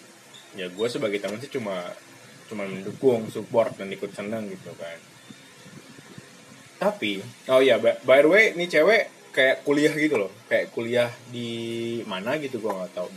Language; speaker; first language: Indonesian; native; Indonesian